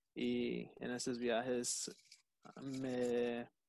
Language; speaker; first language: Spanish; early bilingual, other home language; English